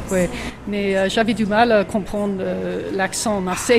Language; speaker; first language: French; non-native, fluent; English